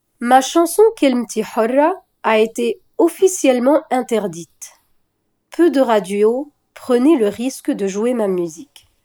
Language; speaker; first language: French; non-native, local second language; Arabic